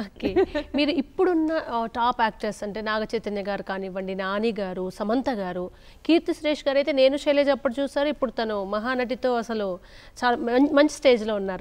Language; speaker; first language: Telugu; native; Telugu